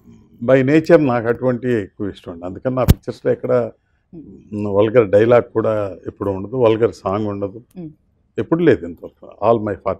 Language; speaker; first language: Telugu; native; Telugu